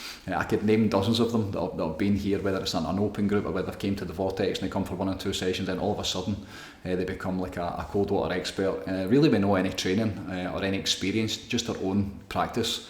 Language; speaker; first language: English; native; English